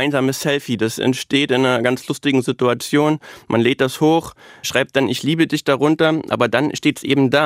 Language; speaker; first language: German; native; German